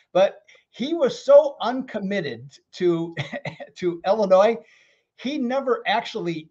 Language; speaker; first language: English; native; English